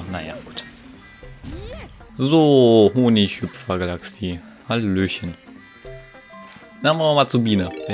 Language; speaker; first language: German; native; German